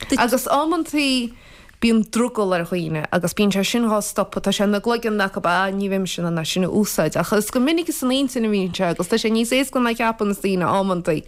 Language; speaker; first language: Irish; native; Irish